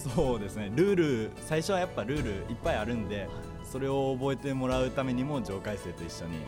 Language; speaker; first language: Japanese; native; Japanese